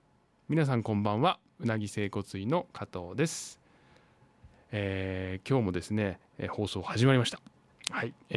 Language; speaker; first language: Japanese; native; Japanese